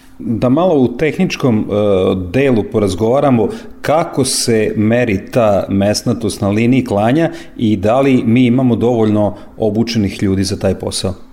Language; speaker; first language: Serbian; native; Serbian